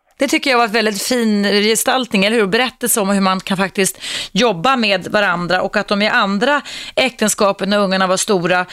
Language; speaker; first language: Swedish; native; Swedish